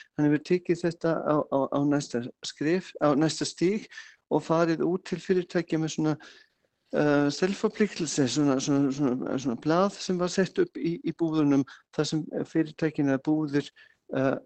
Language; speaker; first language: Icelandic; non-native, fluent; German